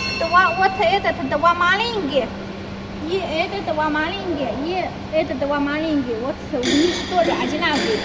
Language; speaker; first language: Russian; non-native, learner; Chinese